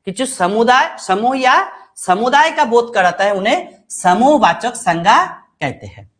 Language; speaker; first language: Hindi; non-native, local second language; Bangla